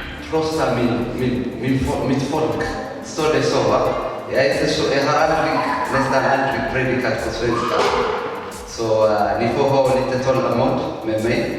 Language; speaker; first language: Swedish; non-native, fluent; Tigrinya